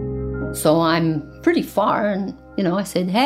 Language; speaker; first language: English; non-native, fluent; French